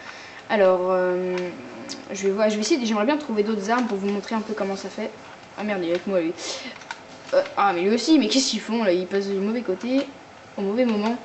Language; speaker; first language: French; native; French